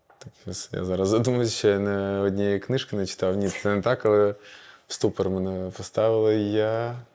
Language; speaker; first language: Ukrainian; non-native, local second language; Russian